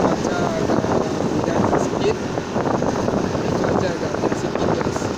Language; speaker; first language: Indonesian; non-native, local second language; Achinese